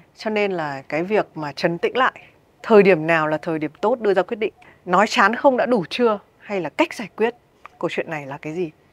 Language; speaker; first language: Vietnamese; native; Vietnamese